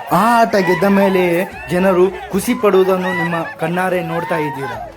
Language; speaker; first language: Kannada; non-native, local second language; Lambadi